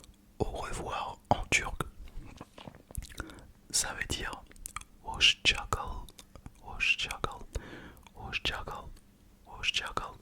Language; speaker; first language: Turkish; early bilingual, heritage; Turkish